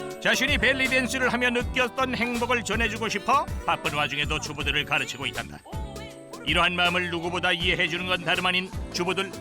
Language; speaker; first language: Korean; native; Korean